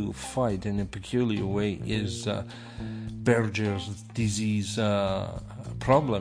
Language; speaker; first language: English; non-native, fluent; Italian